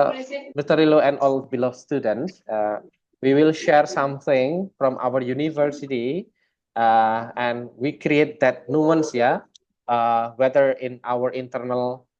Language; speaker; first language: English; non-native, fluent; Indonesian